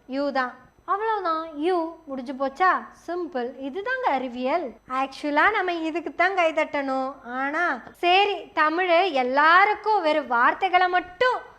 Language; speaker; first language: Tamil; native; Tamil